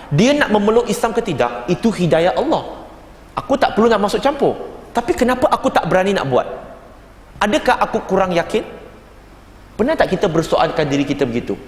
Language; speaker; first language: Malay; non-native, local second language; Chinese